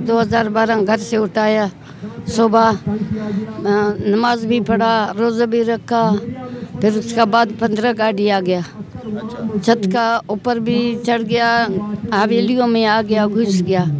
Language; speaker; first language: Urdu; non-native, local second language; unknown